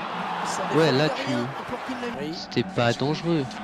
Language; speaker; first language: French; native; French